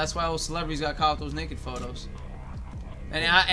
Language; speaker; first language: English; native; English